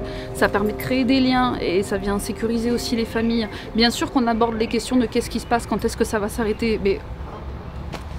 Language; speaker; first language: French; native; French